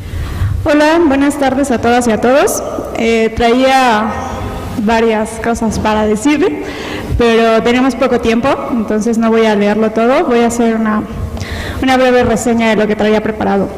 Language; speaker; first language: Spanish; native; Spanish